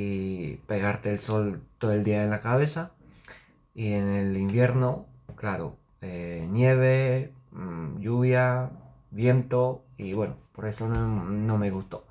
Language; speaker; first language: Spanish; non-native, fluent; Romanian